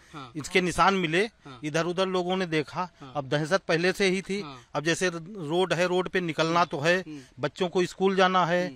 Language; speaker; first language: Hindi; native; Hindi